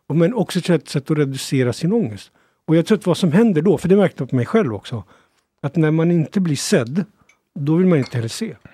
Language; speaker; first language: Swedish; early bilingual, other home language; Punjabi